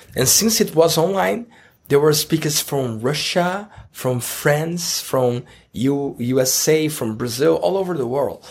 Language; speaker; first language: English; non-native, fluent; Portuguese